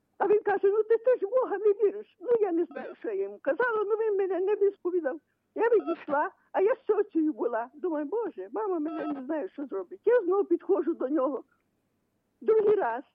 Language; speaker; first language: Ukrainian; native; Ukrainian